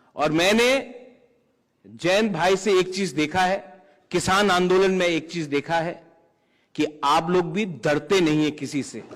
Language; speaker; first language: Hindi; non-native, local second language; Kok Borok